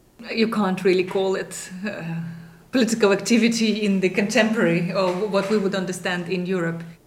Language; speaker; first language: English; non-native, fluent; Russian